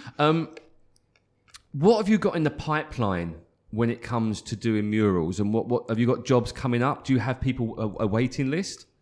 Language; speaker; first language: English; native; English